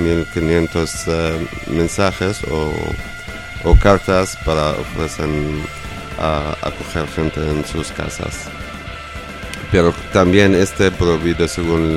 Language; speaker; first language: Spanish; non-native, learner; Arabic